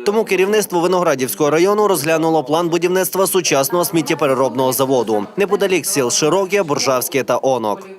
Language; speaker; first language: Ukrainian; native; Ukrainian